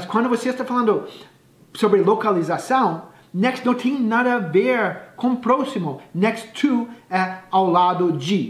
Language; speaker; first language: Portuguese; non-native, fluent; English